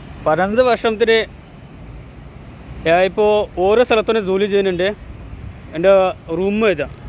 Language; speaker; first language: Malayalam; non-native, local second language; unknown